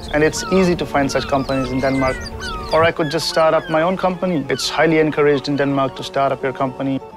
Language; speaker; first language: English; non-native, local second language; Kashmiri